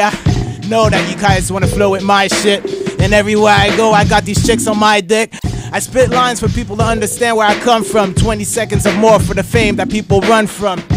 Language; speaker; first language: English; native; English